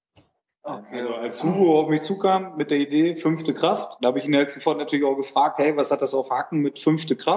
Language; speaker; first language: German; native; German